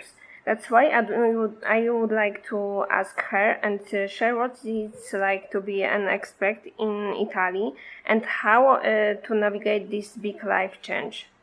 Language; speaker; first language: English; non-native, fluent; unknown